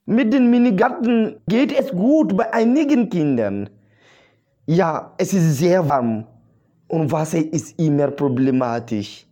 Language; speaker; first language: German; non-native, learner; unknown